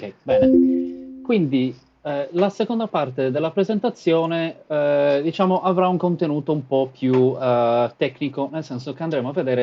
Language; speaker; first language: Italian; native; Italian